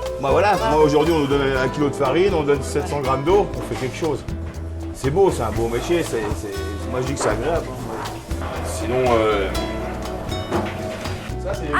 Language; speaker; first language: French; native; French